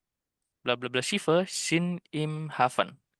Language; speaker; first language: German; non-native, fluent; Indonesian